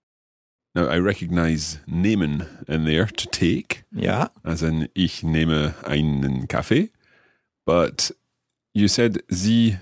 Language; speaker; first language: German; non-native, learner; English